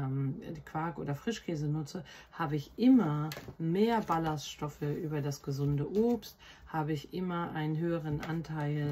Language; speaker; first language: German; native; German